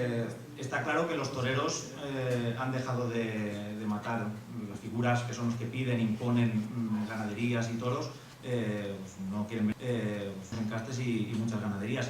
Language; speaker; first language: Spanish; native; Spanish